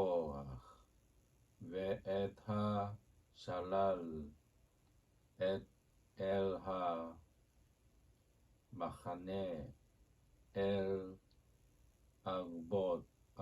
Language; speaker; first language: Hebrew; non-native, learner; Japanese